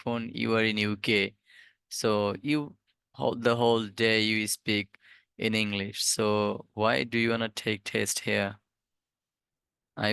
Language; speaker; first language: English; non-native, fluent; Bangla